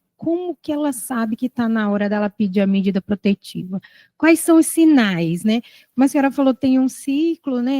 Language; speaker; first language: Portuguese; native; Portuguese